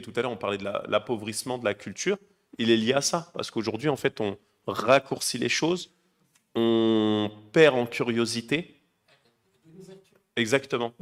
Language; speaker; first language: French; native; French